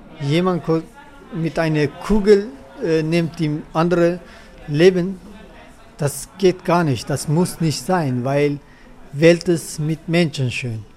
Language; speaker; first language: German; non-native, learner; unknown